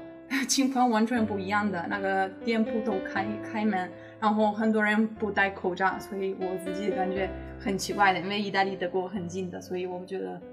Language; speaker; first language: Chinese; non-native, fluent; Italian